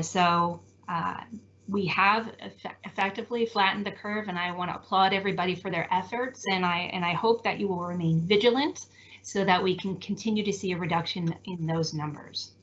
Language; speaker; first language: English; native; English